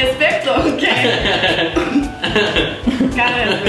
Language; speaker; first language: Spanish; non-native, learner; English